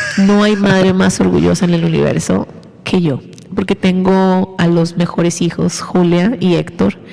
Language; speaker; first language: Spanish; native; Spanish